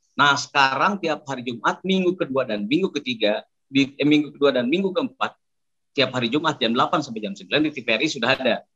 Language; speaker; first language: Indonesian; native; Indonesian